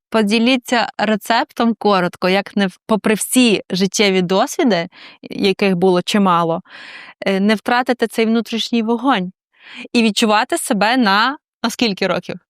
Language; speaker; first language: Ukrainian; native; Ukrainian